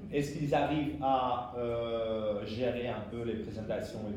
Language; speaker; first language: French; non-native, fluent; Spanish